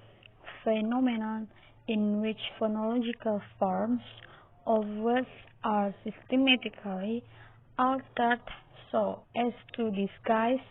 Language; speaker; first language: English; non-native, learner; Indonesian